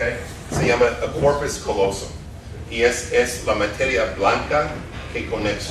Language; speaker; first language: Spanish; non-native, fluent; English